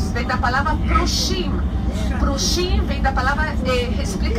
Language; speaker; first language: Portuguese; non-native, fluent; Hebrew